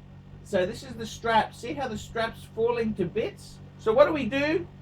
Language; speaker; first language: English; native; English